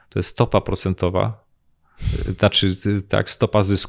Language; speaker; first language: Polish; native; Polish